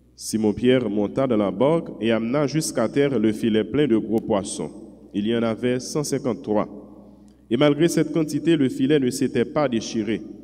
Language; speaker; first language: French; non-native, local second language; Haitian Creole